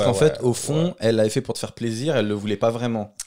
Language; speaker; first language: French; native; French